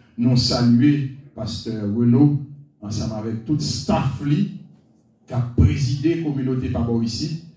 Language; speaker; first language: French; non-native, local second language; Haitian Creole